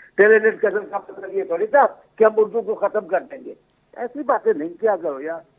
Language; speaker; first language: Urdu; non-native, local second language; Sindhi